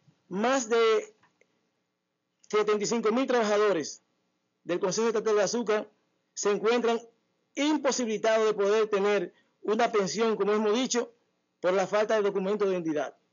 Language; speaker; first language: Spanish; native; Spanish